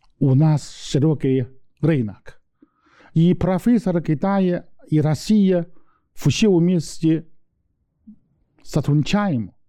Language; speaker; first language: Russian; non-native, learner; Chinese